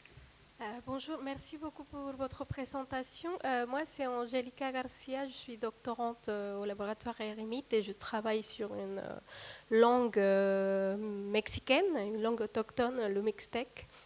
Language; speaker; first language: French; non-native, fluent; Spanish